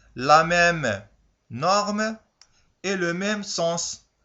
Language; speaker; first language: French; non-native, local second language; Arabic